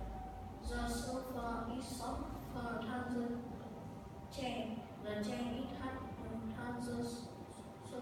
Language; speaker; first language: English; non-native, learner; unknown